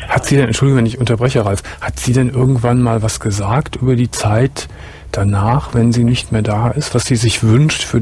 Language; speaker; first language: German; native; German